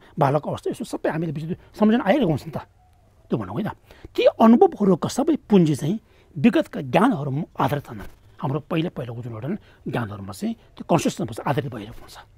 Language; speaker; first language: Nepali; non-native, local second language; Tibetan